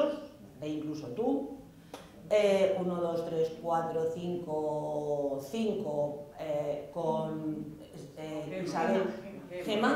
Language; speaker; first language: Spanish; native; Spanish